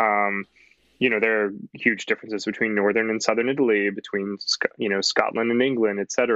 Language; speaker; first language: English; native; English